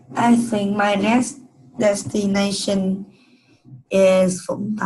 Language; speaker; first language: English; non-native, learner; Vietnamese